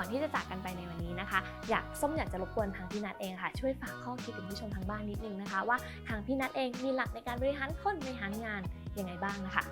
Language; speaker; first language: Thai; native; Thai